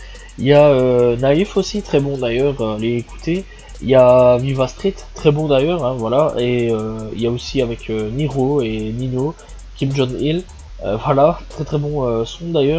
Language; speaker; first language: French; native; French